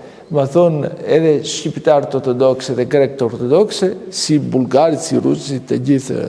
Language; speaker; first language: Albanian; non-native, fluent; Greek